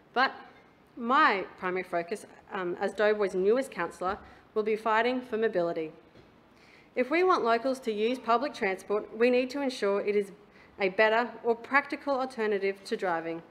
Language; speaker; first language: English; native; English